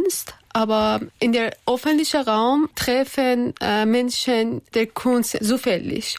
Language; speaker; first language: German; non-native, learner; Persian